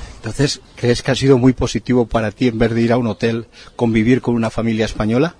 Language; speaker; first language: Spanish; native; Spanish